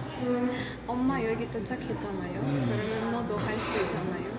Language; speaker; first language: Korean; non-native, learner; Russian